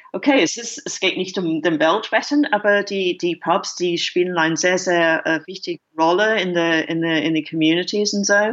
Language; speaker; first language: German; non-native, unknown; English